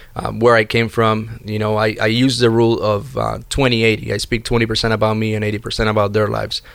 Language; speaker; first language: English; early bilingual, other home language; Spanish